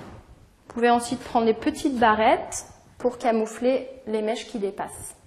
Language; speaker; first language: French; native; French